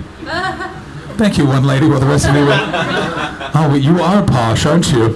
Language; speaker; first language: English; native; English